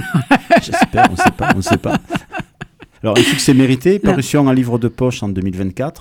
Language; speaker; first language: French; native; French